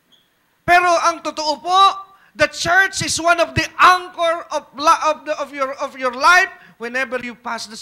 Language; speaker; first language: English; non-native, local second language; Filipino